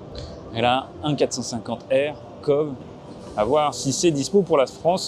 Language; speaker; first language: French; native; French